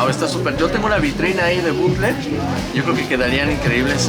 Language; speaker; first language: Spanish; native; Spanish